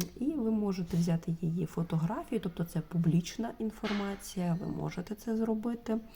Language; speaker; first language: Ukrainian; non-native, local second language; Russian